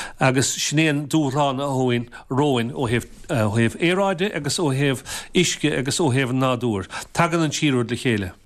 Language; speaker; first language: Irish; native; Irish